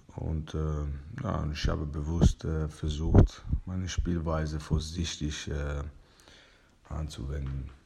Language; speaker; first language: German; non-native, fluent; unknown